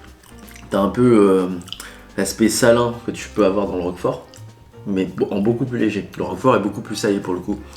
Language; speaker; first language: French; native; French